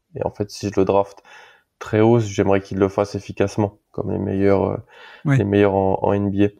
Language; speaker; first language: French; native; French